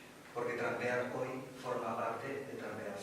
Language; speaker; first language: Spanish; native; Spanish